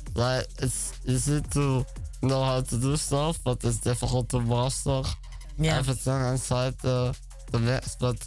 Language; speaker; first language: English; non-native, fluent; Dutch